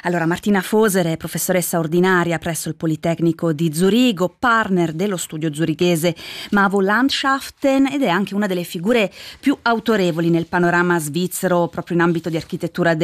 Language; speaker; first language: Italian; native; Italian